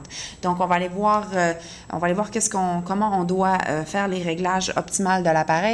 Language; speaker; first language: French; native; French